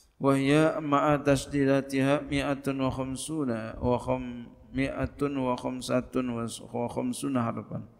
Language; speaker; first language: Arabic; non-native, fluent; Indonesian